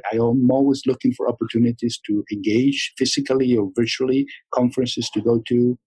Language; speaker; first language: English; non-native, fluent; Spanish